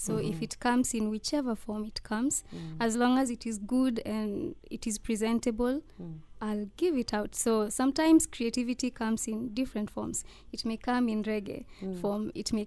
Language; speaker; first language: English; non-native, local second language; Luo (Kenya and Tanzania)